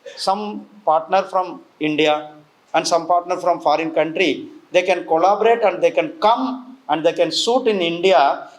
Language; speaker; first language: English; non-native, local second language; Tamil